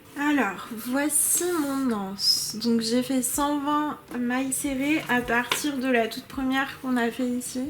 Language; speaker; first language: French; native; French